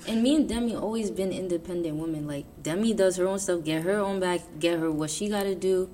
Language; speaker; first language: English; native; English